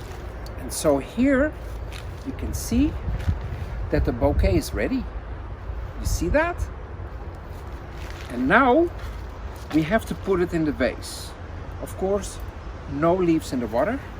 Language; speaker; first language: English; non-native, fluent; Dutch